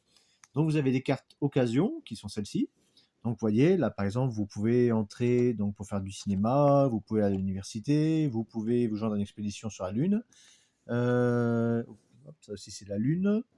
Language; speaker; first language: French; native; French